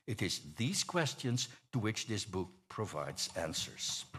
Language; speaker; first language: English; non-native, fluent; Dutch